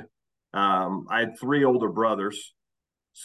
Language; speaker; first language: English; native; English